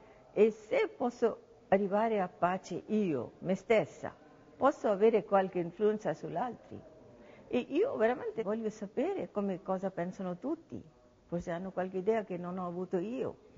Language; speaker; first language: Italian; non-native, learner; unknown